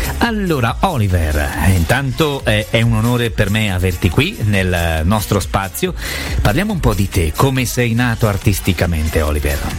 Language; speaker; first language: Italian; native; Italian